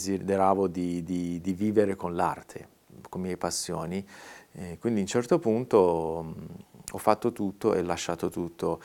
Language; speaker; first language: Italian; non-native, fluent; Persian